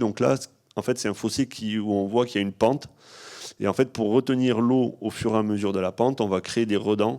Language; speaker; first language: French; native; French